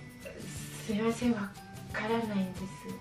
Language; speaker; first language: Japanese; non-native, learner; Vietnamese